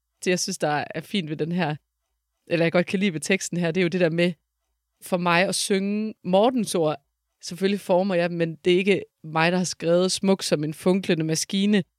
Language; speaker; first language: Danish; native; Danish